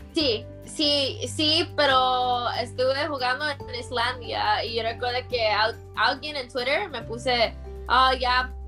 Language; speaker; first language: Spanish; early bilingual, heritage; Spanish